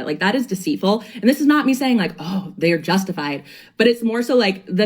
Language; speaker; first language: English; native; English